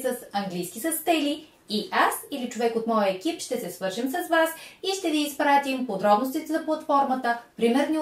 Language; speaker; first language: Bulgarian; native; Bulgarian